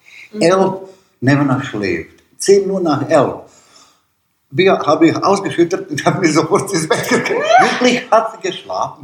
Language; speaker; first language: German; non-native, learner; Bosnian